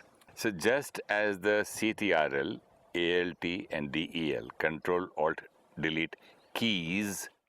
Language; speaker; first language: English; non-native, local second language; Hindi